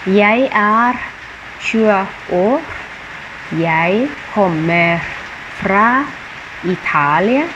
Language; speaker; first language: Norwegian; non-native, fluent; Thai